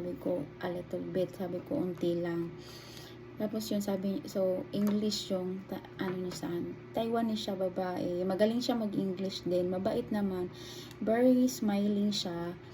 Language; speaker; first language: Filipino; non-native, local second language; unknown